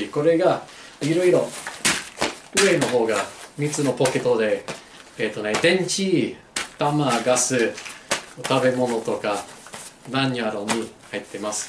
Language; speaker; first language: Japanese; non-native, learner; English